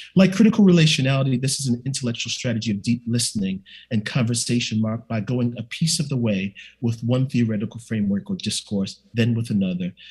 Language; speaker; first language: English; native; English